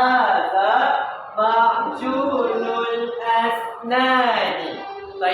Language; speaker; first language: Arabic; non-native, learner; Malay